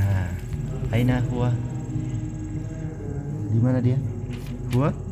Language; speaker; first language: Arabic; non-native, fluent; Indonesian